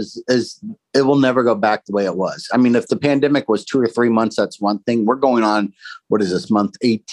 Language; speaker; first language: English; native; English